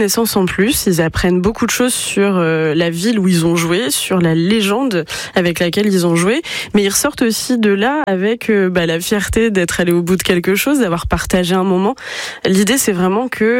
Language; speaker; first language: French; native; French